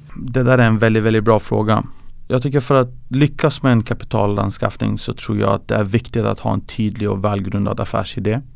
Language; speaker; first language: Swedish; early bilingual, other home language; Persian